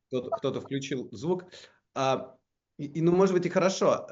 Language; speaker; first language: Russian; native; Russian